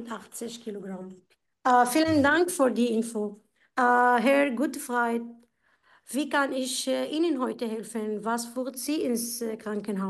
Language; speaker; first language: German; non-native, fluent; Arabic